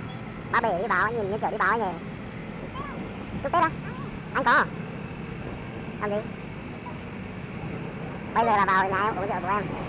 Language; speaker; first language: Vietnamese; native; Vietnamese